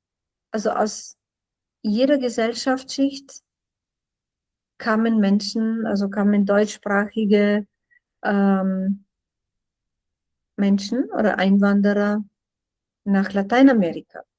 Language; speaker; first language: German; non-native, fluent; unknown